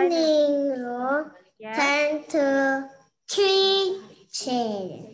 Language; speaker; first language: English; non-native, learner; Indonesian